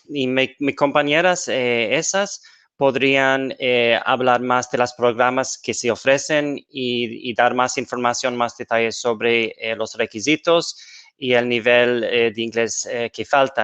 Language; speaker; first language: Spanish; non-native, fluent; English